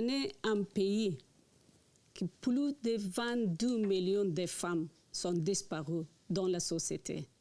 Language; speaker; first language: French; non-native, learner; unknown